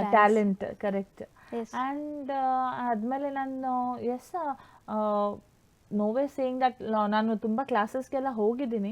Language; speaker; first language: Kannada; non-native, learner; Hindi